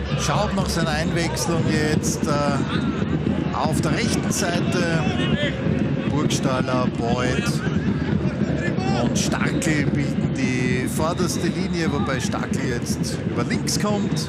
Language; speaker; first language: German; native; German